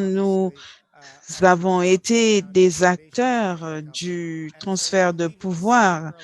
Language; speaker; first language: French; non-native, fluent; English